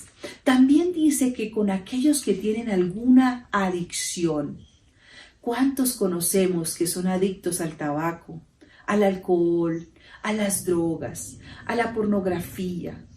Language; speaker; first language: Spanish; native; Spanish